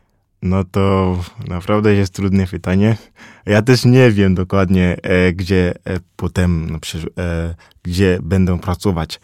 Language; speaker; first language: Polish; non-native, learner; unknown